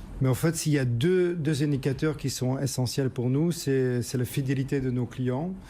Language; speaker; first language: French; non-native, fluent; Dutch